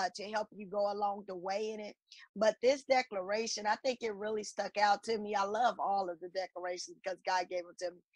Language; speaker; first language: English; native; English